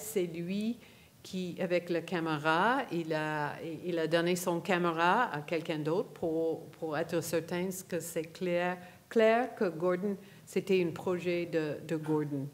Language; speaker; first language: French; non-native, fluent; English